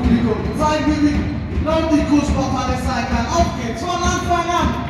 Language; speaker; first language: German; native; German